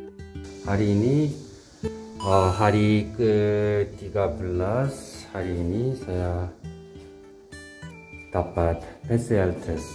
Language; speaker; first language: Indonesian; non-native, learner; Korean